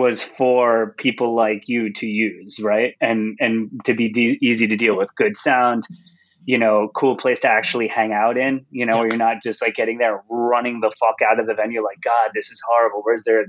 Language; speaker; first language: English; native; English